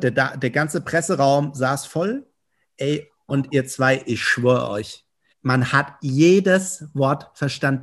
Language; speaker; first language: German; native; German